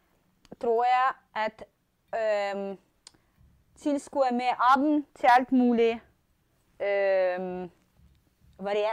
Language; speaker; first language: Danish; non-native, fluent; Russian